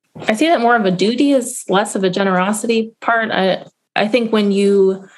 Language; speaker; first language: English; native; English